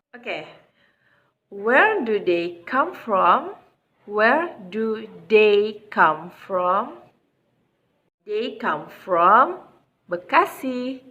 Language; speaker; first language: English; non-native, fluent; Indonesian